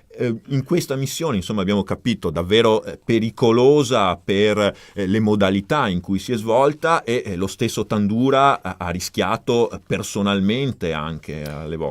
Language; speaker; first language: Italian; native; Italian